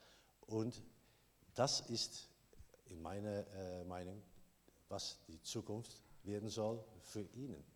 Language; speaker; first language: German; non-native, learner; Dutch